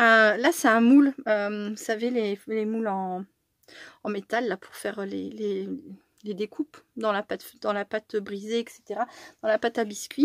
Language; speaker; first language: French; native; French